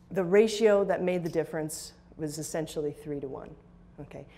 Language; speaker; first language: English; native; English